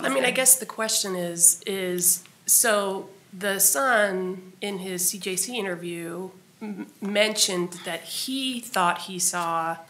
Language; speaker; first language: English; native; English